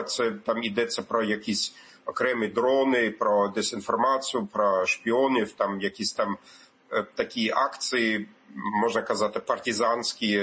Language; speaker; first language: Ukrainian; non-native, fluent; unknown